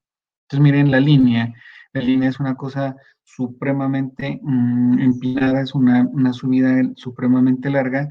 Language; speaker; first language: Spanish; native; Spanish